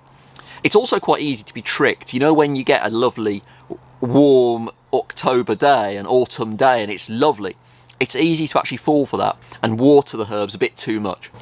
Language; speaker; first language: English; native; English